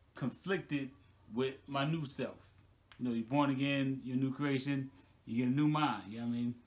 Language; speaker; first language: English; native; English